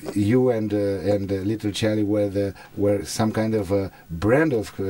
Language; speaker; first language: English; non-native, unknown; Romanian